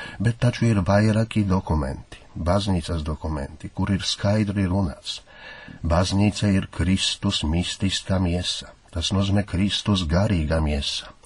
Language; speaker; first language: Latvian; non-native, fluent; Polish